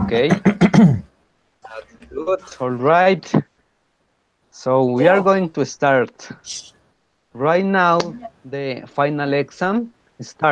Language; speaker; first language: English; non-native, fluent; Spanish